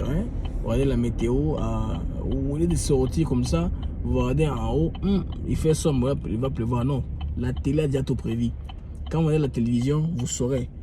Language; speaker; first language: French; non-native, local second language; Lingala